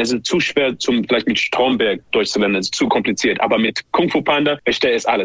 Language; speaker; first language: German; non-native, learner; English